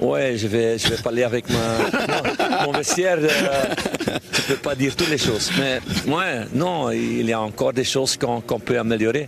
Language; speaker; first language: French; non-native, local second language; Dutch